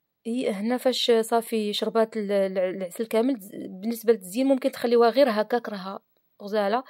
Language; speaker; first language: Arabic; native; Arabic